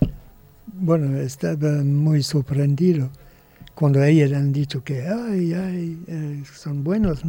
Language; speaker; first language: Spanish; non-native, learner; English